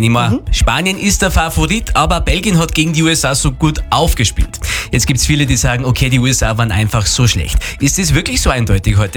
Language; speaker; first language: German; native; German